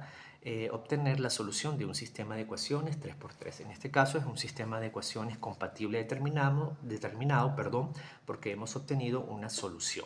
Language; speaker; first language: Spanish; native; Spanish